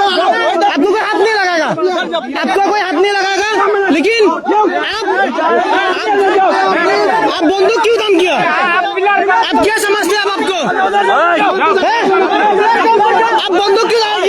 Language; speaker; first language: Hindi; non-native, learner; Bangla